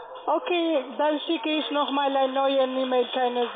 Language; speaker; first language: German; non-native, learner; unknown